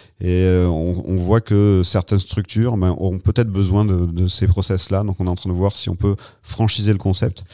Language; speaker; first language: French; native; French